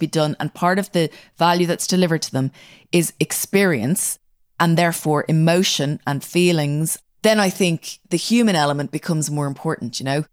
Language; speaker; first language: English; native; English